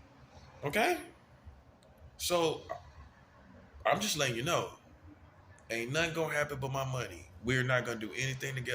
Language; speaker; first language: English; native; English